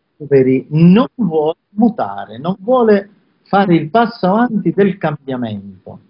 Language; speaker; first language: Italian; native; Italian